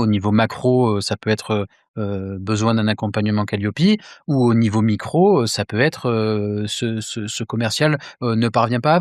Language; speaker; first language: French; native; French